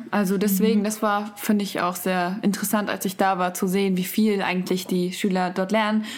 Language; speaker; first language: German; native; German